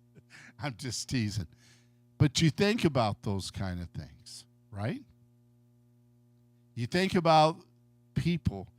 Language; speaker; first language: English; native; English